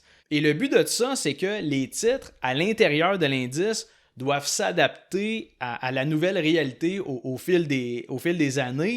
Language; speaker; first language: French; native; French